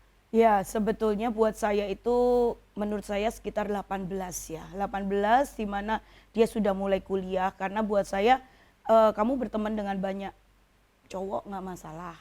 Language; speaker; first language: Indonesian; native; Indonesian